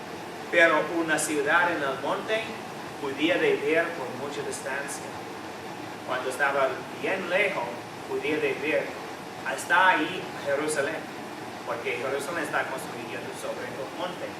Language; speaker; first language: Spanish; non-native, fluent; English